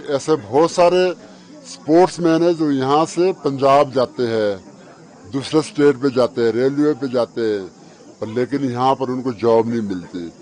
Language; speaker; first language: Hindi; native; Hindi